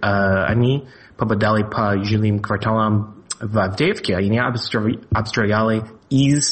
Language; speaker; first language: Russian; non-native, fluent; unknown